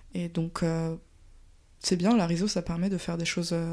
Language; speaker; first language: French; native; French